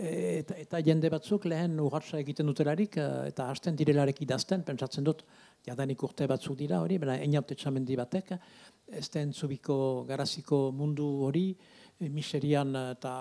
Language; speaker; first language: Basque; native; Basque